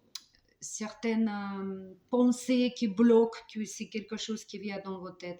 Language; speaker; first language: French; non-native, fluent; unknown